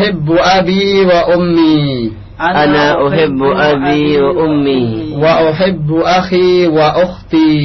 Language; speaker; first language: Arabic; non-native, learner; Indonesian